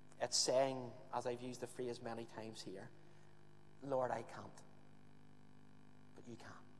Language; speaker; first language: English; native; English